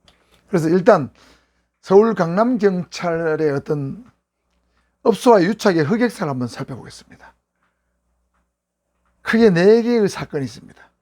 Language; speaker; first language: Korean; native; Korean